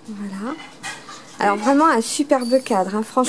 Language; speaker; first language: French; native; French